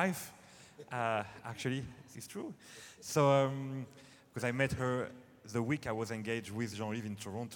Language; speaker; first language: English; non-native, fluent; French